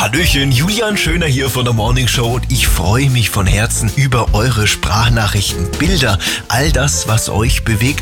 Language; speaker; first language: German; native; German